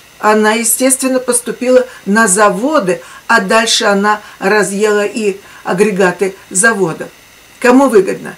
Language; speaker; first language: Russian; native; Russian